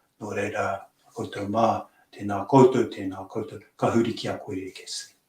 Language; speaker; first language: Māori; native; Māori